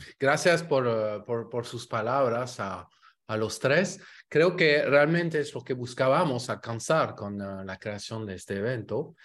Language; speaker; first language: Spanish; non-native, fluent; French